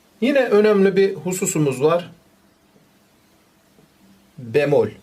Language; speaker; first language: Turkish; native; Turkish